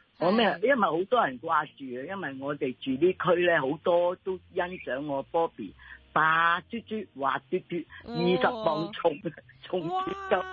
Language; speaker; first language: Cantonese; native; Cantonese